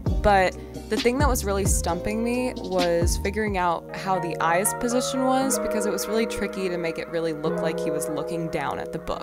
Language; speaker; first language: English; native; English